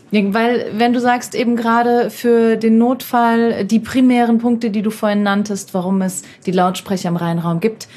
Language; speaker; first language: German; native; German